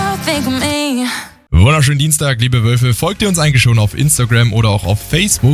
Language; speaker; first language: German; native; German